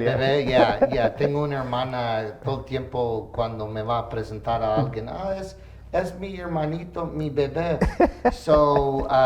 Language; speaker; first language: Spanish; early bilingual, heritage; English